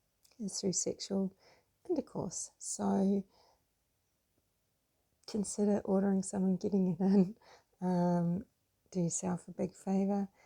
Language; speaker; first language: English; native; English